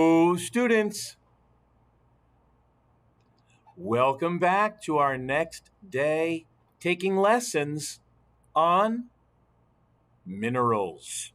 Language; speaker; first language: English; native; English